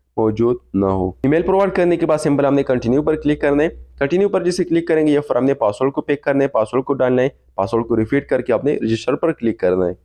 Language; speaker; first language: Urdu; non-native, local second language; Pashto